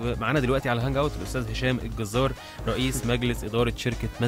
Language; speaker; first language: Arabic; native; Arabic